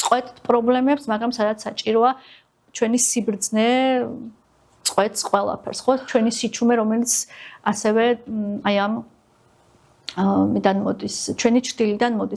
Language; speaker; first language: Georgian; native; Georgian